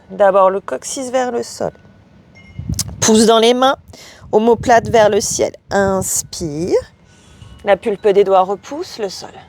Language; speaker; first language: French; native; French